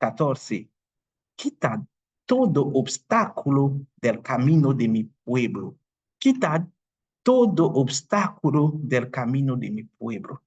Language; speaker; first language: Spanish; non-native, fluent; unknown